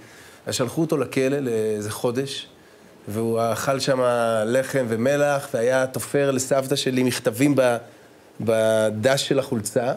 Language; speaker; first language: Hebrew; native; Hebrew